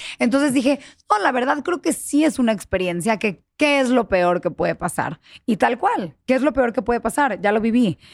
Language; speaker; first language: Spanish; early bilingual, heritage; Spanish